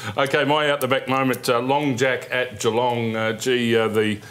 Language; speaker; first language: English; native; English